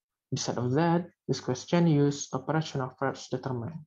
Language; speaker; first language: English; non-native, learner; Indonesian